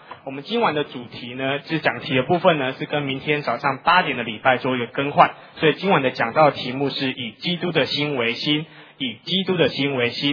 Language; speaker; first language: Chinese; native; Chinese